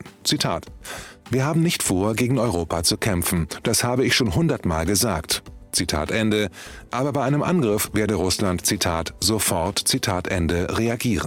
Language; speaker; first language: German; native; German